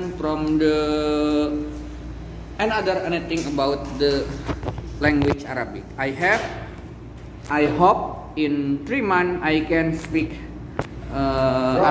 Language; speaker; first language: English; non-native, learner; Indonesian